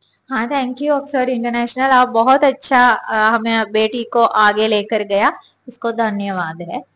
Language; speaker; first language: Hindi; non-native, learner; Sinhala